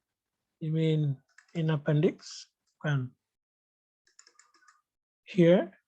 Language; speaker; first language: English; non-native, fluent; Indonesian